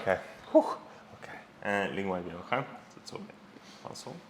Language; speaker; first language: Chinese; non-native, fluent; English